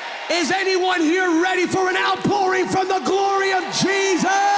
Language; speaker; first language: English; early bilingual, other home language; Spanish